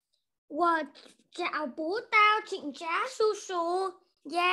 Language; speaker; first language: Chinese; non-native, learner; Vietnamese